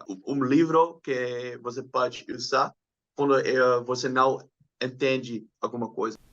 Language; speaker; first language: Portuguese; non-native, learner; Dutch